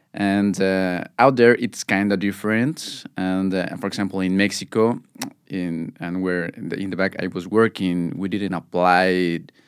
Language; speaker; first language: English; non-native, fluent; Spanish